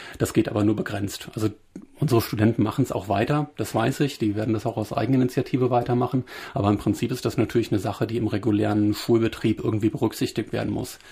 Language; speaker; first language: German; native; German